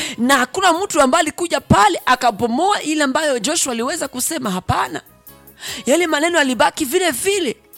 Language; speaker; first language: Swahili; non-native, local second language; Rundi